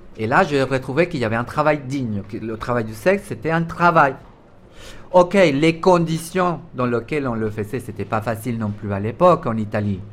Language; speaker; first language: French; non-native, fluent; Spanish